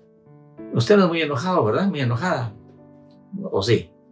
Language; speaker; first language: Spanish; native; Spanish